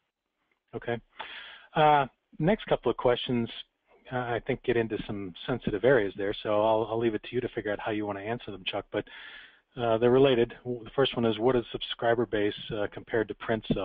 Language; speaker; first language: English; native; English